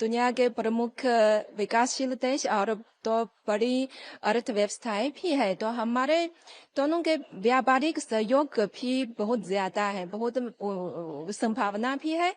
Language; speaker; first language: Hindi; non-native, fluent; Chinese